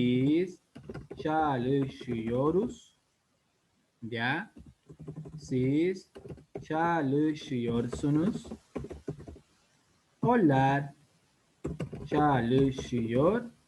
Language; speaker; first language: Turkish; non-native, learner; Spanish